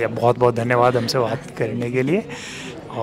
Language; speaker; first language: Hindi; native; Hindi